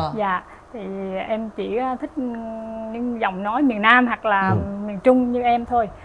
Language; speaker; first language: Vietnamese; native; Vietnamese